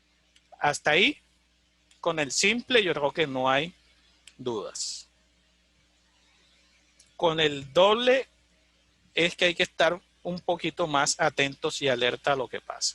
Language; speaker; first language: Spanish; native; Spanish